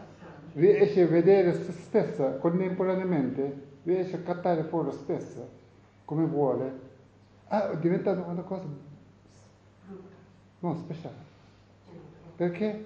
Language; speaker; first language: Italian; non-native, learner; Tibetan